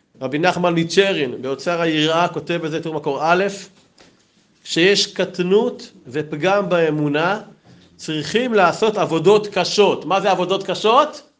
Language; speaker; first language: Hebrew; native; Hebrew